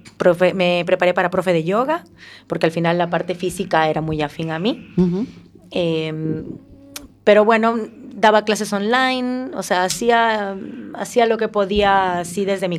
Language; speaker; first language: Spanish; native; Spanish